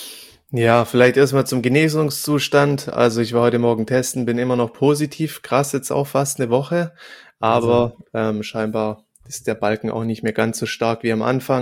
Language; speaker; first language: German; native; German